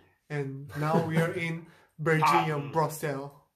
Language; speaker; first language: English; non-native, learner; Korean